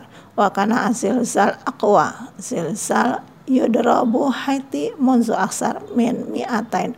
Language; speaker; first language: Arabic; non-native, fluent; Indonesian